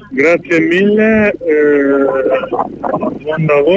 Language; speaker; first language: Italian; non-native, learner; Kurdish